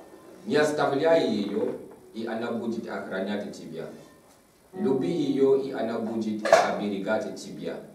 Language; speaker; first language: Russian; non-native, fluent; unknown